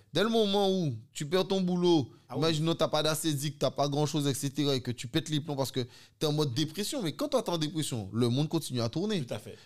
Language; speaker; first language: French; native; French